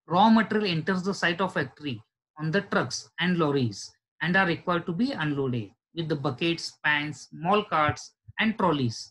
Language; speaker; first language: English; non-native, local second language; Marathi